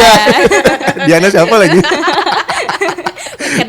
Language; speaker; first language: Indonesian; native; Indonesian